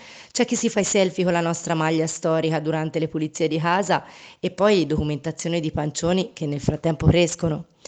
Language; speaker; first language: Italian; native; Italian